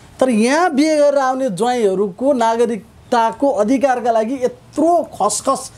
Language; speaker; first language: Nepali; native; Nepali